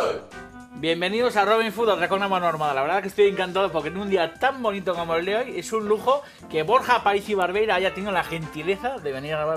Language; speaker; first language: Spanish; native; Spanish